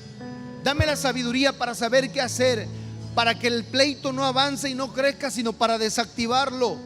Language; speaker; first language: Spanish; native; Spanish